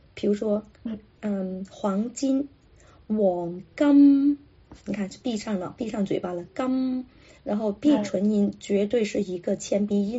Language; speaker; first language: Chinese; non-native, local second language; Cantonese